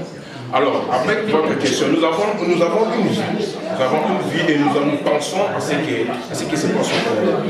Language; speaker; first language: French; non-native, local second language; Lingala